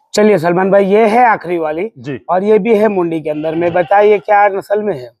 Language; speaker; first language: Hindi; non-native, local second language; Gujarati